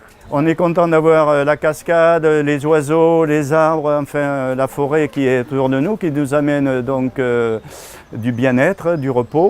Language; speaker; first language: French; native; French